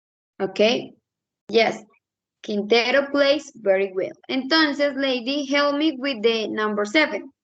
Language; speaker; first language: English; non-native, fluent; Spanish